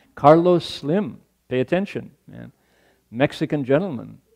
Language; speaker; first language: English; native; English